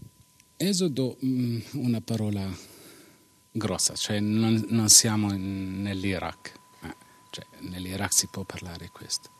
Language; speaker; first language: Italian; non-native, fluent; Arabic